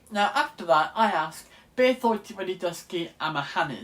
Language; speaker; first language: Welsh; non-native, local second language; English